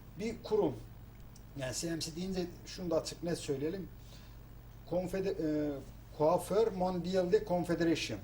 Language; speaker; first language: Turkish; native; Turkish